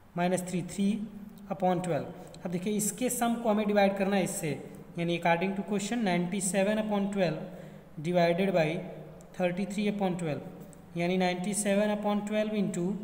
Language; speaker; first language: Hindi; native; Hindi